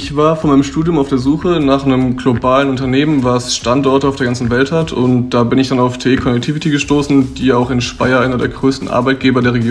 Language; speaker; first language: German; native; German